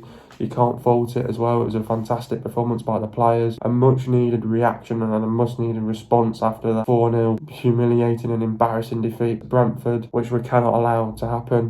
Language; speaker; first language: English; native; English